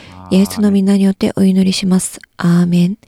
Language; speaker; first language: Japanese; non-native, learner; Korean